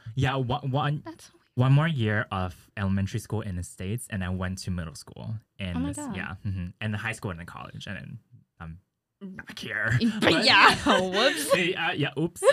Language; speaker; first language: English; early bilingual, other home language; Chinese